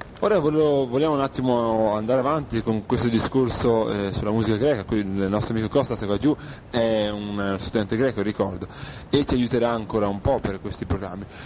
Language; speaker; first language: Italian; native; Italian